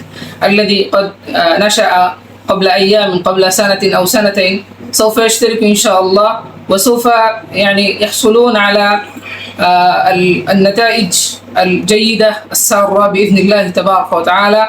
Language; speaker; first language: Arabic; non-native, fluent; Bangla